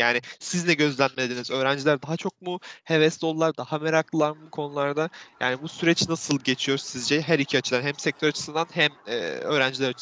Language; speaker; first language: Turkish; native; Turkish